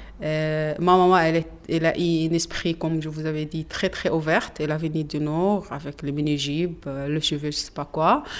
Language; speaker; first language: French; non-native, learner; Arabic